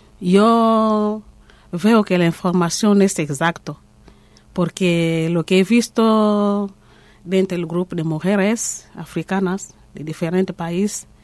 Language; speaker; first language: Spanish; non-native, learner; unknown